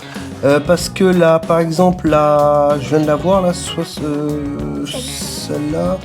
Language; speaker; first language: French; native; French